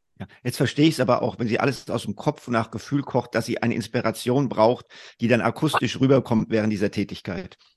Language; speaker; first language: German; native; German